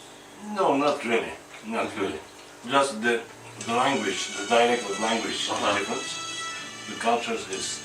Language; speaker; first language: English; non-native, fluent; Kurdish